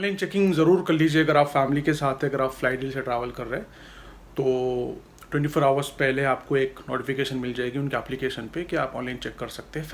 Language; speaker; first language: Hindi; native; Hindi